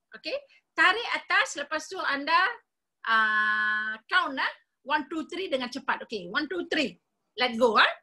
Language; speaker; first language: Malay; non-native, local second language; Tamil